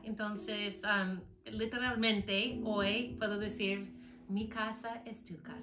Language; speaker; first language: Spanish; non-native, fluent; English